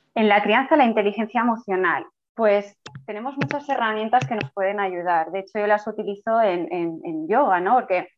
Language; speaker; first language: Spanish; native; Spanish